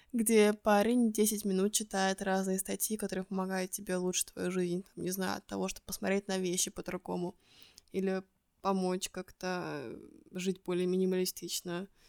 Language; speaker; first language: Russian; native; Russian